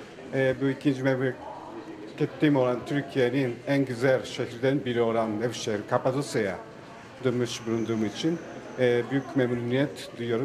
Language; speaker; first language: Turkish; non-native, fluent; Japanese